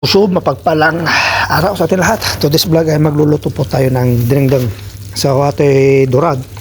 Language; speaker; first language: Filipino; non-native, local second language; Iloko